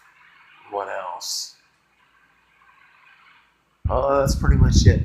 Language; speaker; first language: English; native; English